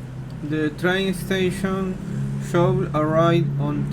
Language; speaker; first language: English; non-native, learner; Spanish